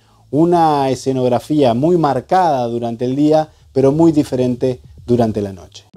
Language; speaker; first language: Spanish; native; Spanish